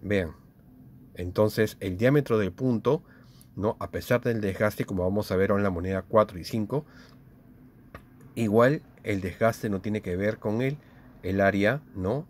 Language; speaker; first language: Spanish; native; Spanish